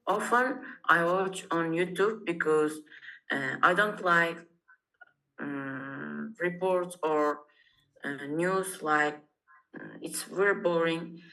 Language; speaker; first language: English; non-native, learner; Uzbek